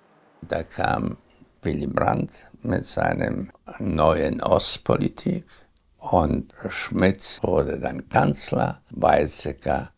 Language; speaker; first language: German; early bilingual, heritage; German